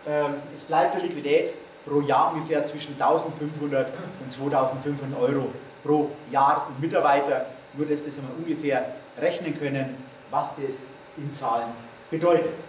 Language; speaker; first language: German; native; German